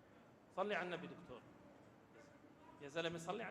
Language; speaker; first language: Arabic; native; Arabic